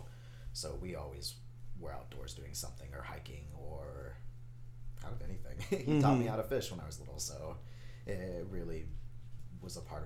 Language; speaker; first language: English; native; English